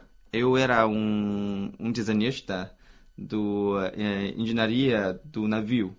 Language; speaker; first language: Portuguese; non-native, fluent; Chinese